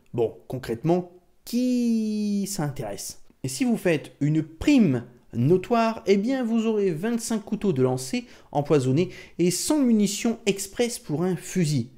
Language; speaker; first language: French; native; French